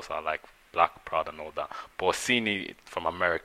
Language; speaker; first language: English; non-native, local second language; Yoruba